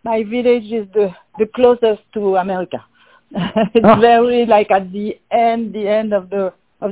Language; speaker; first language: English; non-native, fluent; French